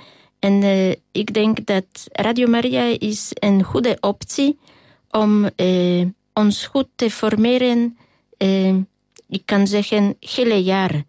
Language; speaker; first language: Dutch; non-native, learner; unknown